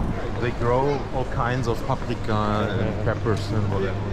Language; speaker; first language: English; non-native, fluent; German